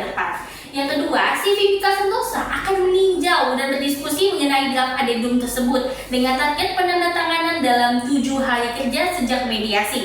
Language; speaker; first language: Indonesian; native; Indonesian